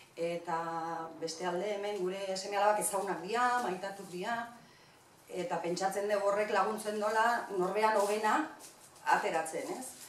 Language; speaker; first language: Basque; native; Basque